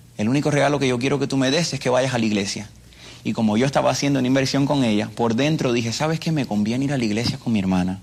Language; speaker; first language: Spanish; early bilingual, other home language; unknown